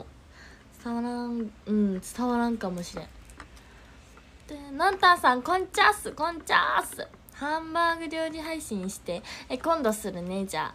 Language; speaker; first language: Japanese; native; Japanese